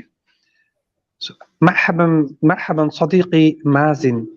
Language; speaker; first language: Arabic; non-native, fluent; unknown